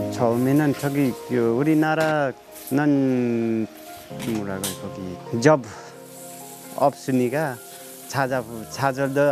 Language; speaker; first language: Korean; non-native, learner; Nepali